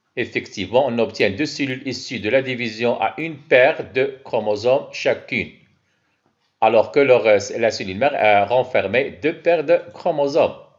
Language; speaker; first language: French; non-native, local second language; Arabic